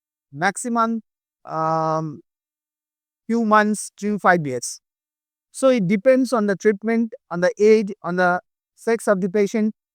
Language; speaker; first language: English; non-native, local second language; Bangla